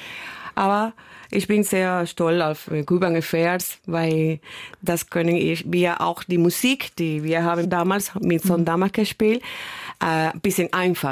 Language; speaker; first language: German; non-native, fluent; Spanish